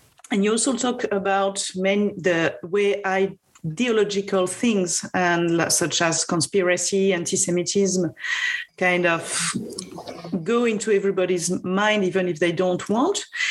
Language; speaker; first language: English; non-native, fluent; French